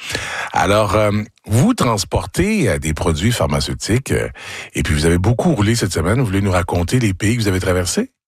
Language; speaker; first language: French; native; French